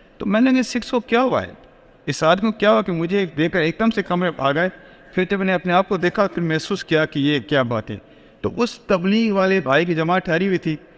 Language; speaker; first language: Urdu; non-native, local second language; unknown